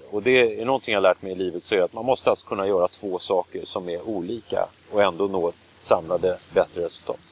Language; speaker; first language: Swedish; native; Swedish